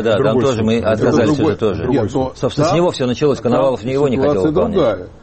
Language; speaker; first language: Russian; native; Russian